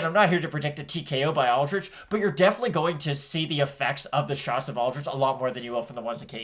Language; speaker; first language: English; native; English